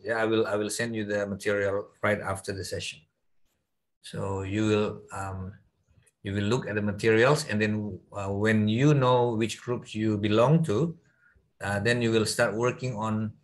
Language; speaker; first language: English; non-native, fluent; Indonesian